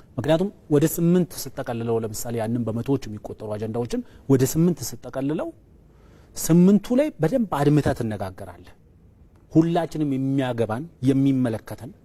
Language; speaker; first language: Amharic; non-native, local second language; Oromo